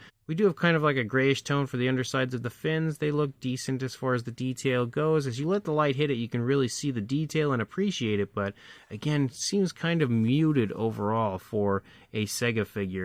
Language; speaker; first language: English; native; English